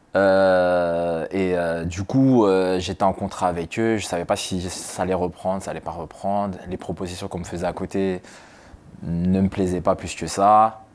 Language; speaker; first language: French; native; French